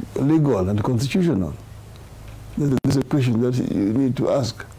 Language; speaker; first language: English; non-native, local second language; Swahili